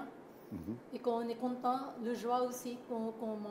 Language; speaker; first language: French; non-native, learner; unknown